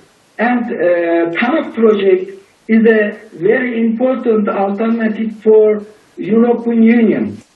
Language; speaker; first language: English; non-native, learner; Turkish